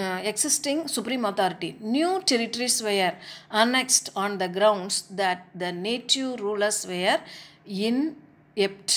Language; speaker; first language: English; non-native, local second language; Tamil